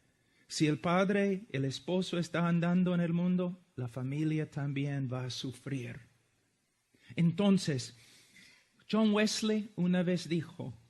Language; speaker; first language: Spanish; non-native, fluent; English